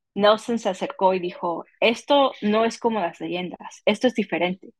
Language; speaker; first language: Spanish; early bilingual, heritage; Spanish